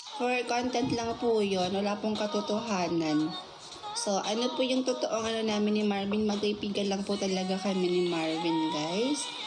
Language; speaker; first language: Filipino; non-native, local second language; Cebuano